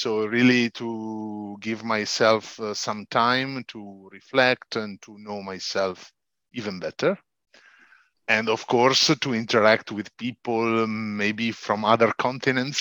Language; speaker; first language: English; non-native, fluent; Italian